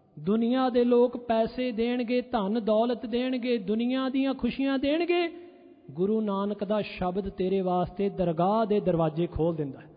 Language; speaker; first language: Punjabi; early bilingual, heritage; Punjabi